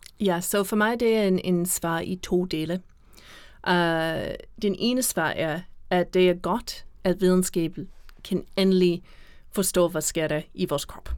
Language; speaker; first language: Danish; non-native, fluent; English